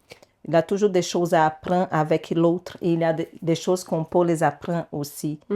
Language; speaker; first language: French; non-native, learner; Portuguese